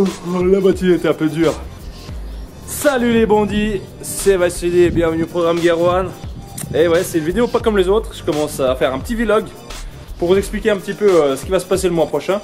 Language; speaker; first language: French; native; French